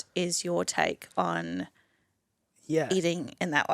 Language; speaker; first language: English; native; English